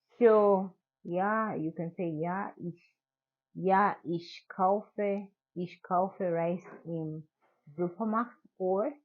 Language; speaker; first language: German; non-native, learner; English